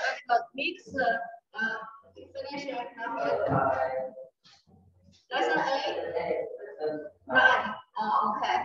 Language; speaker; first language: English; non-native, learner; Chinese